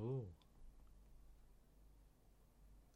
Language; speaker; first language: German; non-native, learner; English